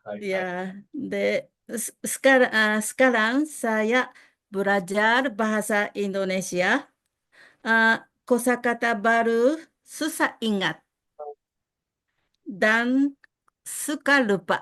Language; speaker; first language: Indonesian; non-native, learner; Japanese